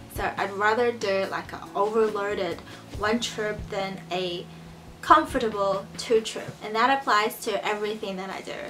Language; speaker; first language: English; early bilingual, other home language; Chinese